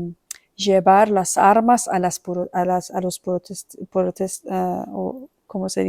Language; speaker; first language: Spanish; non-native, fluent; Persian